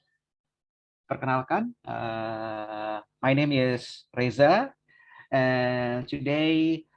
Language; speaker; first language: English; non-native, learner; Indonesian